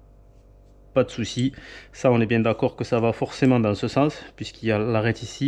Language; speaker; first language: French; native; French